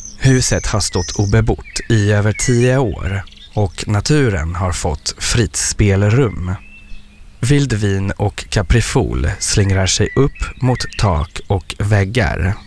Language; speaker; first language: Swedish; non-native, fluent; French